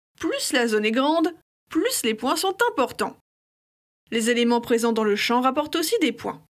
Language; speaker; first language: French; native; French